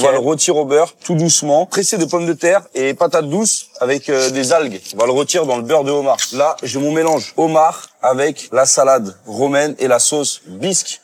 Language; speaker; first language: French; native; French